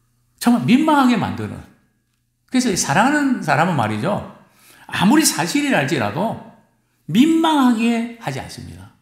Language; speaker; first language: Korean; native; Korean